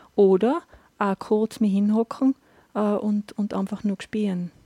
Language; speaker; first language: German; native; German